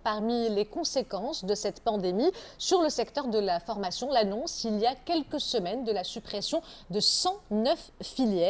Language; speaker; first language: French; non-native, local second language; Arabic